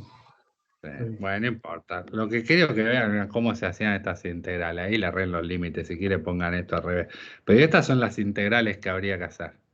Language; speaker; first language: Spanish; native; Spanish